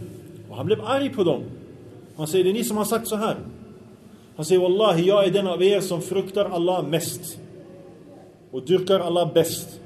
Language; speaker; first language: Swedish; early bilingual, other home language; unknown